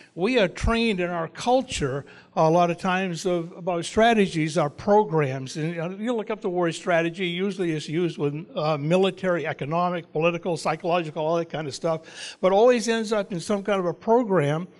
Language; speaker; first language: English; native; English